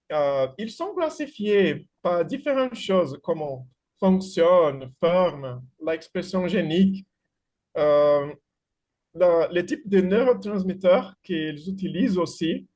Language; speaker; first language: French; non-native, fluent; Portuguese